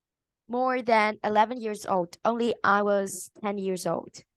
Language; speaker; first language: English; non-native, learner; Vietnamese